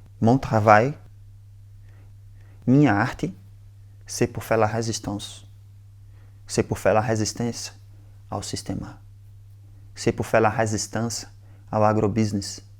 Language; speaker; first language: French; non-native, learner; Portuguese